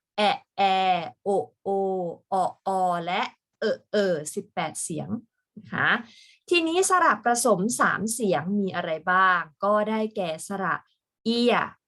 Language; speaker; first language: Thai; native; Thai